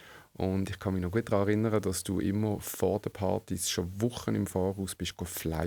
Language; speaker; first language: German; native; German